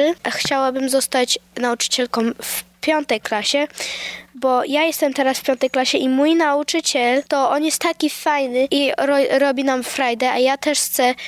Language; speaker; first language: Polish; early bilingual, heritage; Polish